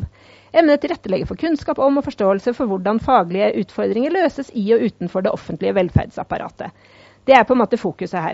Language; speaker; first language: Norwegian; native; Norwegian